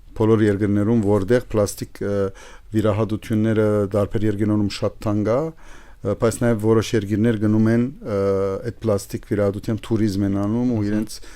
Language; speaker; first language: Armenian; native; Armenian